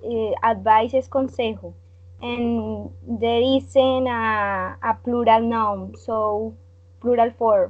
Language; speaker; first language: English; non-native, learner; Spanish